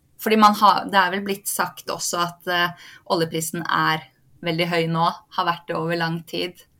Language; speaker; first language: Norwegian; native; Norwegian